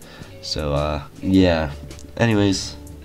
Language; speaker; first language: English; native; English